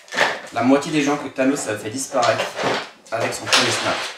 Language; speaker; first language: French; native; French